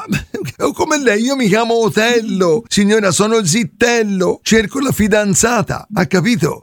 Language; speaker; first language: Italian; native; Italian